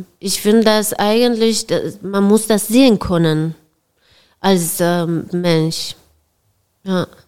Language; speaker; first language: German; non-native, fluent; Persian